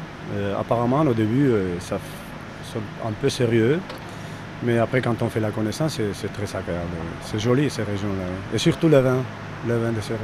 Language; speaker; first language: French; non-native, fluent; German